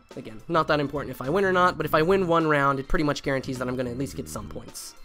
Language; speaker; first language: English; native; English